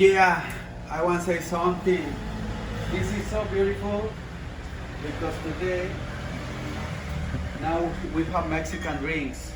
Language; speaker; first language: English; non-native, learner; Spanish